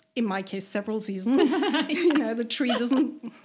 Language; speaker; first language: English; non-native, fluent; German